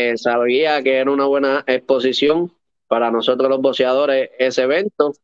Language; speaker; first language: Spanish; native; Spanish